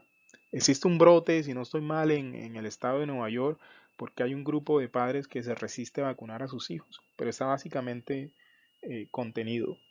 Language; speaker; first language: Spanish; native; Spanish